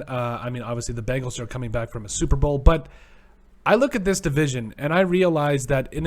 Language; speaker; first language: English; native; English